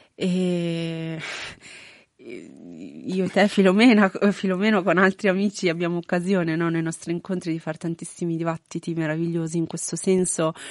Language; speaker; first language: Italian; native; Italian